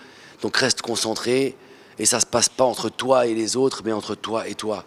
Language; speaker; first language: French; early bilingual, other home language; Arabic